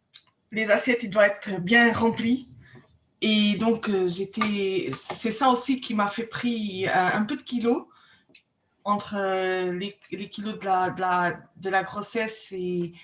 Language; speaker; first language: French; non-native, fluent; Portuguese